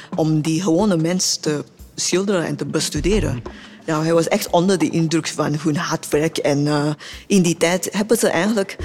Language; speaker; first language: Dutch; non-native, fluent; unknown